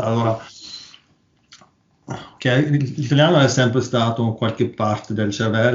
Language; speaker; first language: Italian; non-native, learner; Norwegian